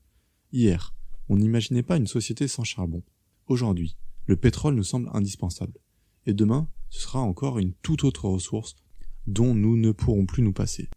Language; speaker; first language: French; native; French